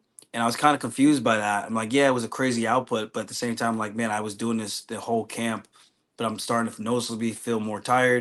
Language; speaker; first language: English; native; English